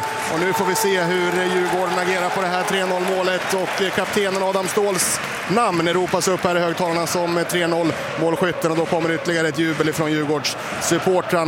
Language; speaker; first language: Swedish; native; Swedish